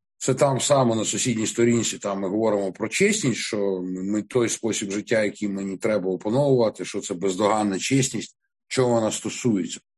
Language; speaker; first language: Ukrainian; non-native, local second language; Russian